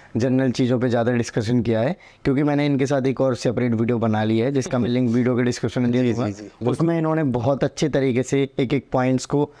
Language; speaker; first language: Hindi; native; Hindi